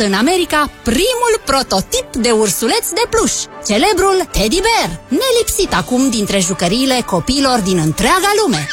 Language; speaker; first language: Romanian; native; Romanian